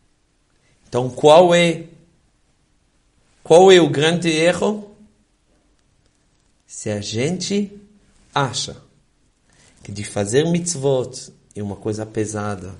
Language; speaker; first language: Portuguese; non-native, fluent; Hebrew